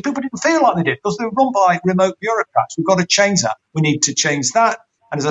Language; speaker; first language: English; native; English